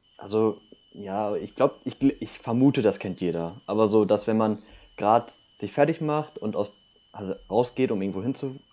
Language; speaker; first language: German; early bilingual, other home language; Korean